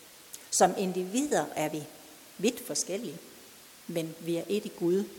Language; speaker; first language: Danish; native; Danish